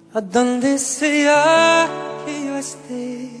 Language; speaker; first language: Spanish; non-native, learner; English